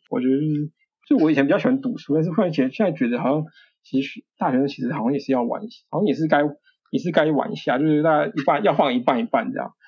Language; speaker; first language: Chinese; native; Chinese